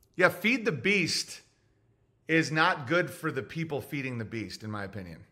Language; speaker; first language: English; native; English